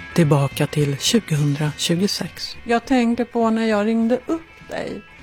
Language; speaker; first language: Swedish; native; Swedish